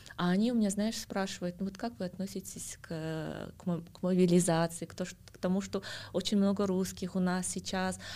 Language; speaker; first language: Russian; non-native, local second language; Kazakh